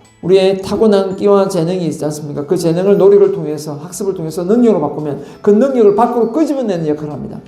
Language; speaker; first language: Korean; native; Korean